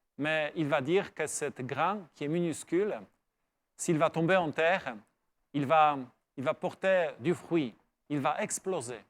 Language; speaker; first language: French; non-native, fluent; Polish